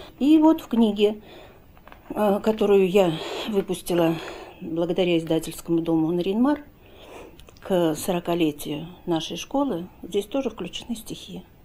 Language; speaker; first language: Russian; native; Russian